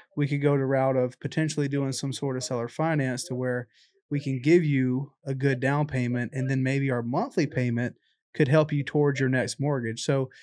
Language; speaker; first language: English; native; English